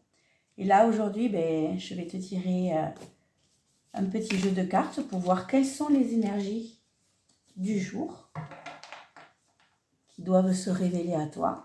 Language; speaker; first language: French; native; French